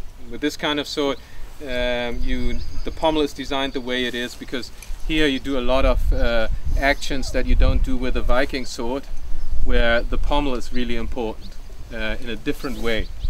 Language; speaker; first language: English; non-native, fluent; German